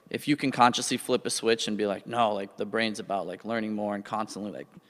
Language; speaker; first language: English; native; English